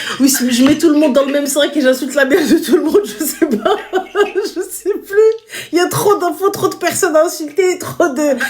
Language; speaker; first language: French; native; French